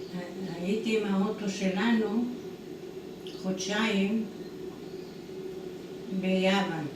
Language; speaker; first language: Hebrew; non-native, fluent; Italian